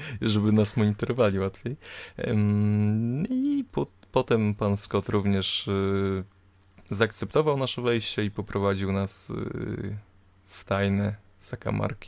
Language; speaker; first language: Polish; native; Polish